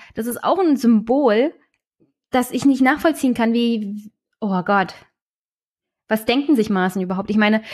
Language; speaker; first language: German; native; German